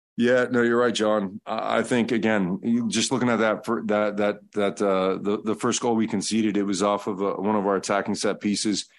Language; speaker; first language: English; early bilingual, other home language; Spanish